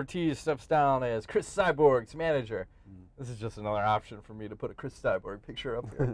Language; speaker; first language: English; native; English